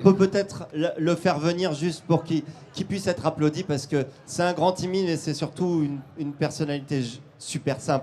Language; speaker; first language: French; native; French